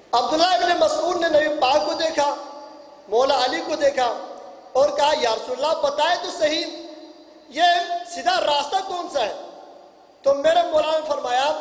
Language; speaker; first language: Urdu; non-native, local second language; Punjabi